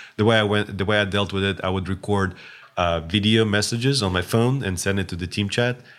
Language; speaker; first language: English; non-native, fluent; Russian